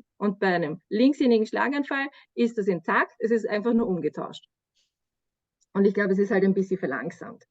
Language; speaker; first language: German; native; German